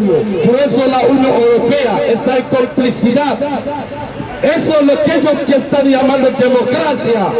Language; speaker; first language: Spanish; non-native, fluent; Wolof